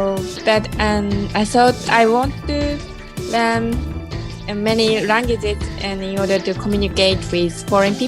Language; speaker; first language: English; non-native, learner; Japanese